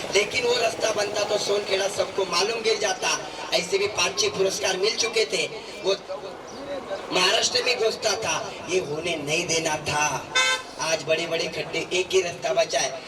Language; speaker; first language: Hindi; non-native, local second language; Marathi